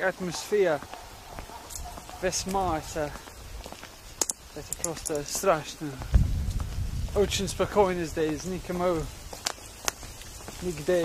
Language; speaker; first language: Russian; non-native, learner; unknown